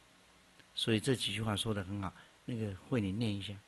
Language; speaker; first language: Chinese; native; Chinese